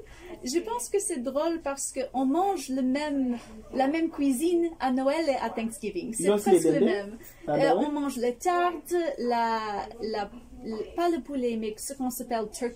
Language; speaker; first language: French; non-native, fluent; English